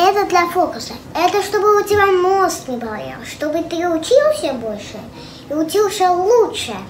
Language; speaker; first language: Russian; early bilingual, heritage; English